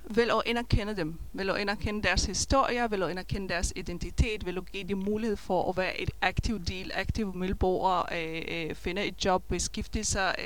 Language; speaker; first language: Danish; non-native, learner; Hebrew